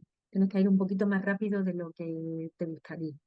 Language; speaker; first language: Spanish; native; Spanish